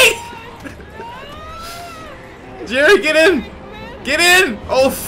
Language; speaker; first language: English; native; English